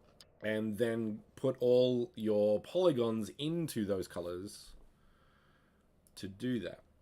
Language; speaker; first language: English; native; English